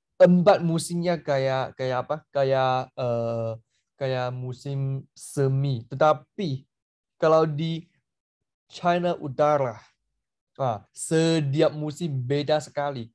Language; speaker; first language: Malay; non-native, fluent; Chinese